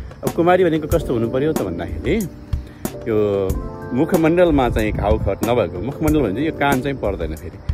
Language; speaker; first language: Nepali; non-native, local second language; Newari